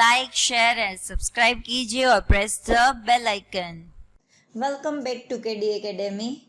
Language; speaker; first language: Hindi; non-native, local second language; Gujarati